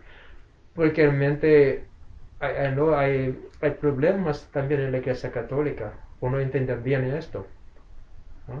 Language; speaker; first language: Spanish; non-native, fluent; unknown